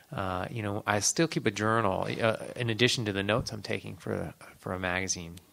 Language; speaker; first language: English; native; English